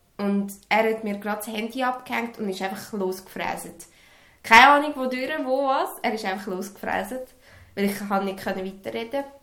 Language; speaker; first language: German; early bilingual, other home language; Serbian